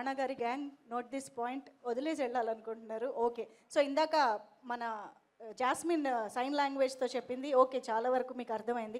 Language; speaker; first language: Telugu; native; Telugu